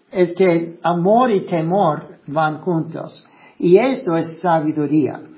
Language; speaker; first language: Spanish; non-native, fluent; English